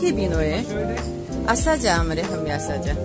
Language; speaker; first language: Italian; non-native, learner; Korean